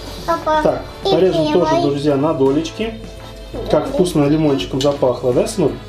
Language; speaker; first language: Russian; native; Russian